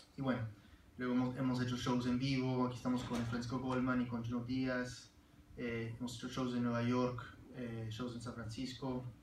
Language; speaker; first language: Spanish; early bilingual, heritage; Spanish